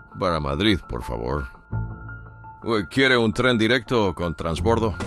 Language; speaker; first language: Spanish; non-native, fluent; Polish